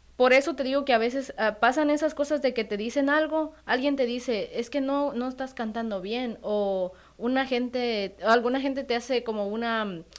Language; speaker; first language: Spanish; native; Spanish